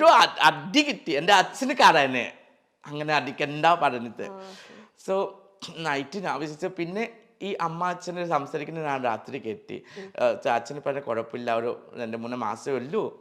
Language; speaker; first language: Malayalam; non-native, local second language; Assamese